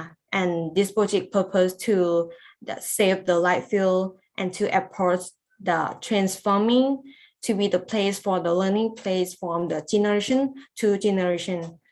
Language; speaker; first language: English; non-native, learner; Lao